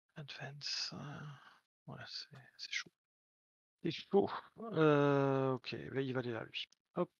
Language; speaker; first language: French; native; French